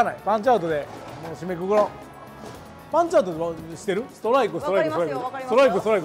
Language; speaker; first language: Japanese; native; Japanese